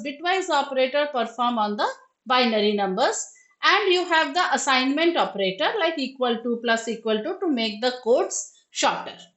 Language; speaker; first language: English; non-native, local second language; Hindi